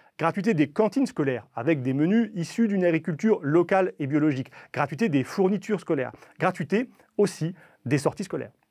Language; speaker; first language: French; native; French